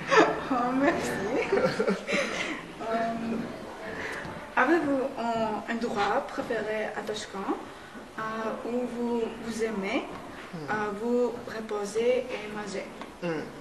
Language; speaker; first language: French; non-native, learner; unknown